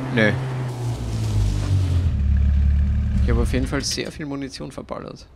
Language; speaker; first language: German; native; German